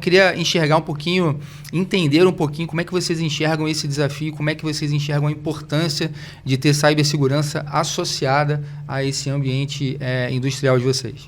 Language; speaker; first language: Portuguese; native; Portuguese